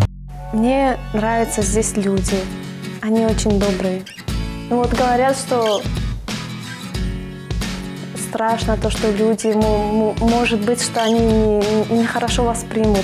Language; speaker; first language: Russian; non-native, fluent; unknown